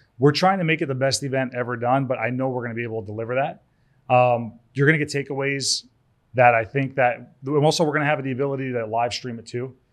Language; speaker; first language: English; early bilingual, other home language; Turkish